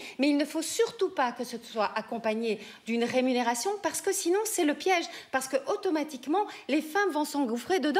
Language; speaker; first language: French; native; French